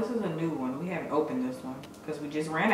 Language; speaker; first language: English; native; English